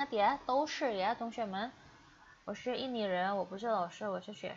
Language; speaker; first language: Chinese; non-native, fluent; Indonesian